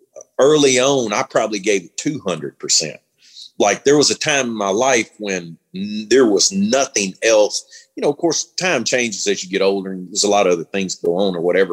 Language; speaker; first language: English; native; English